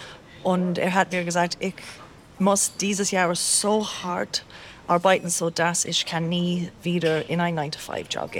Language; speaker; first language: German; non-native, fluent; English